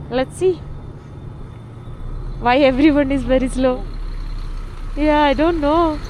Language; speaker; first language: English; non-native, learner; Malayalam